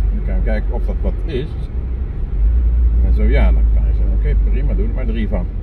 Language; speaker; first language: Dutch; native; Dutch